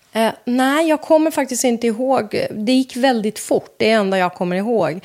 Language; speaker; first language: Swedish; non-native, fluent; Persian